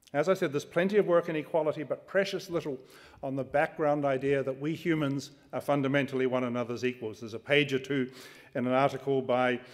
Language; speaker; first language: English; native; English